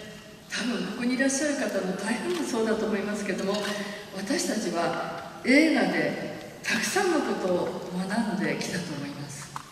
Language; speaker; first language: Japanese; native; Japanese